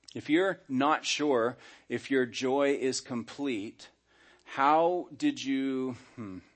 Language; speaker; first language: English; native; English